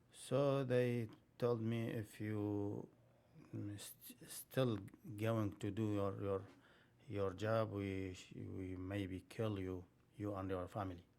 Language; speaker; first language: English; non-native, learner; Arabic